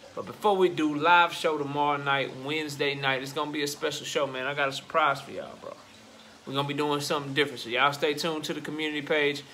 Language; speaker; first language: English; native; English